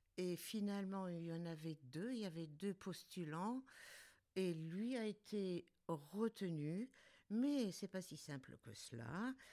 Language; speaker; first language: French; native; French